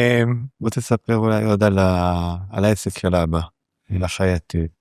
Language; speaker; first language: Hebrew; early bilingual, other home language; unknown